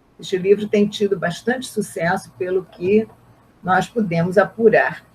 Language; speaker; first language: Portuguese; native; Portuguese